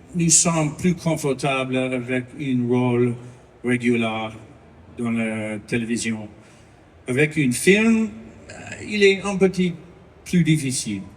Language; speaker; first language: French; non-native, learner; English